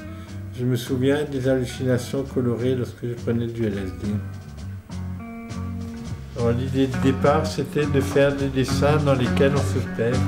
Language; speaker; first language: French; native; French